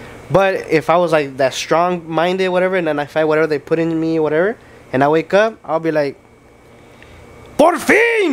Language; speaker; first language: English; early bilingual, other home language; Spanish